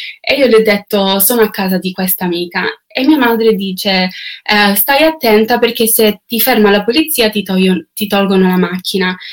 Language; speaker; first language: Italian; non-native, fluent; English